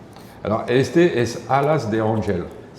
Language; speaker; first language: Spanish; non-native, fluent; French